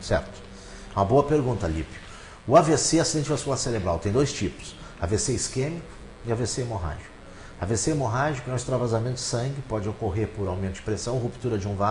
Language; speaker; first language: Portuguese; native; Portuguese